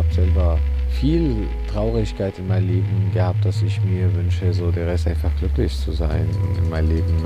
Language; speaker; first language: German; non-native, fluent; Arabic